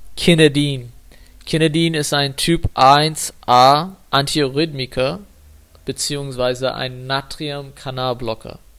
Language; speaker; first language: German; non-native, fluent; English